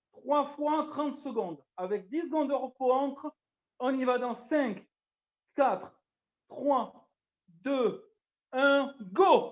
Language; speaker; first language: French; native; French